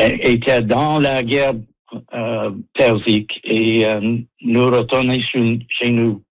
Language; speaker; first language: French; non-native, learner; English